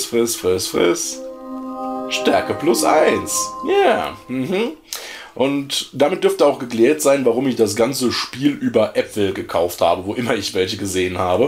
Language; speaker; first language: German; native; German